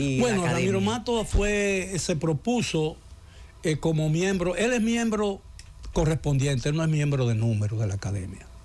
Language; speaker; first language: Spanish; native; Spanish